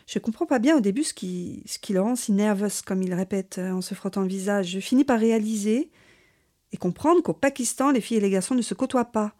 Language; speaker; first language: French; native; French